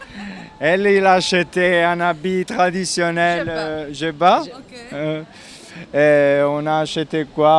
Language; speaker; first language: French; non-native, fluent; Italian